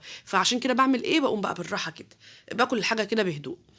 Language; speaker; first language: Arabic; native; Arabic